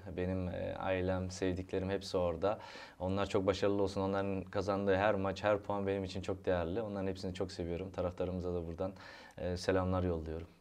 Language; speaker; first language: Turkish; early bilingual, heritage; Turkish